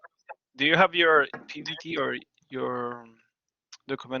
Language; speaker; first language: English; non-native, learner; Spanish